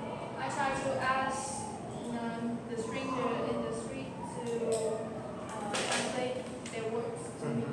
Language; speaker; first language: English; non-native, learner; Vietnamese